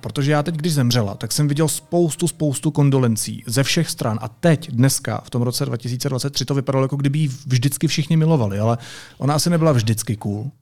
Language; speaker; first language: Czech; native; Czech